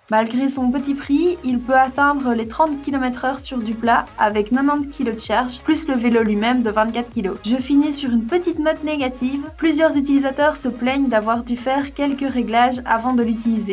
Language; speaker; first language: French; native; French